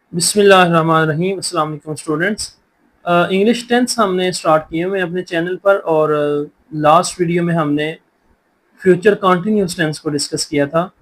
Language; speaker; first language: Urdu; non-native, local second language; Punjabi